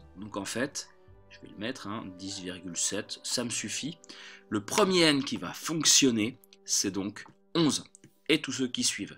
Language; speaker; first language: French; native; French